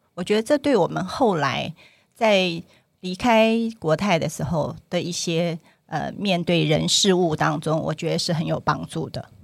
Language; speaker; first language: Chinese; native; Chinese